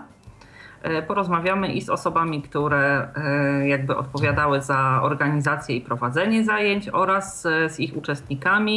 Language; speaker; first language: Polish; native; Polish